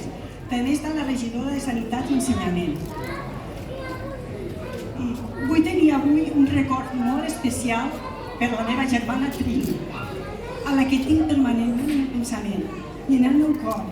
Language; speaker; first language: Catalan; native; Catalan